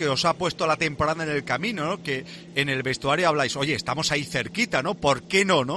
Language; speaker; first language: Spanish; native; Spanish